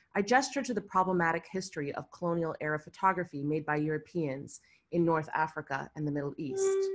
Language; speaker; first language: English; early bilingual, other home language; Arabic